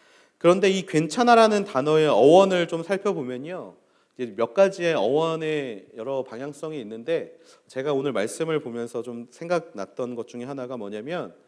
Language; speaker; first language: Korean; native; Korean